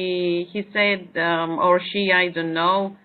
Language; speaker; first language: English; non-native, learner; Greek